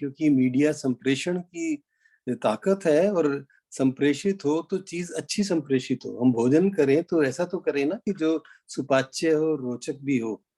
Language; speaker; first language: Hindi; native; Hindi